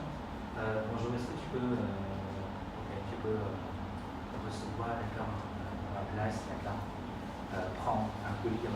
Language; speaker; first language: French; non-native, fluent; Khmer